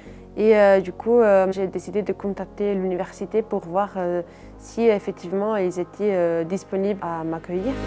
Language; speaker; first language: French; non-native, fluent; Italian